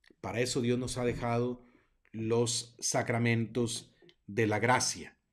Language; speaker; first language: Spanish; native; Spanish